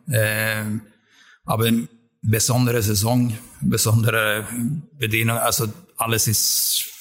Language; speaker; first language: German; non-native, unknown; Swedish